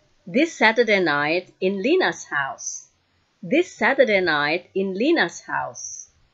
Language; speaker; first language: English; non-native, fluent; Indonesian